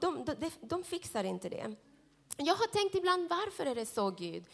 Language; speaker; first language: Swedish; non-native, fluent; Spanish